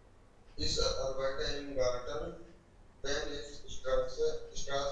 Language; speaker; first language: German; non-native, learner; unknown